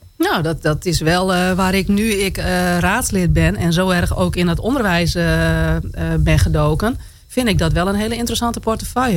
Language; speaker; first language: Dutch; native; Dutch